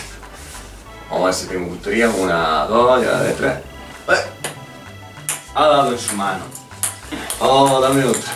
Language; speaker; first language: Spanish; native; Spanish